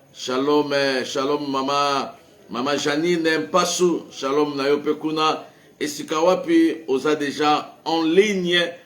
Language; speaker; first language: Lingala; non-native, local second language; Kongo